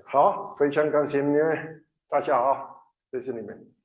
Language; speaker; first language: Chinese; non-native, learner; Spanish